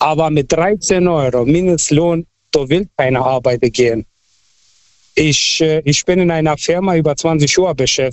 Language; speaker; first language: German; non-native, fluent; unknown